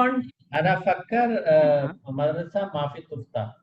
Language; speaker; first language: Arabic; non-native, learner; Hindi